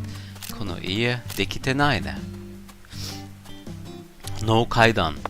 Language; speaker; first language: Japanese; non-native, learner; German